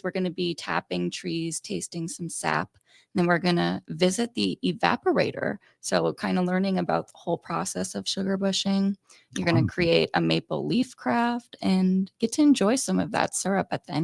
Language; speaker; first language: English; native; English